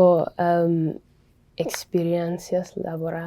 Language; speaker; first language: Spanish; non-native, learner; English